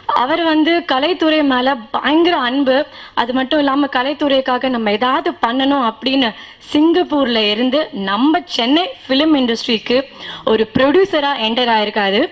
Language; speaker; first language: Tamil; native; Tamil